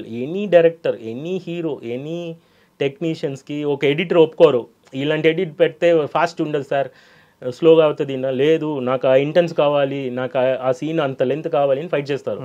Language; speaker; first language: Telugu; non-native, local second language; Tamil